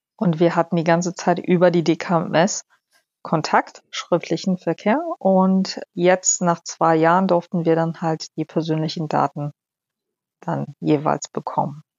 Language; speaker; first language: German; early bilingual, other home language; Polish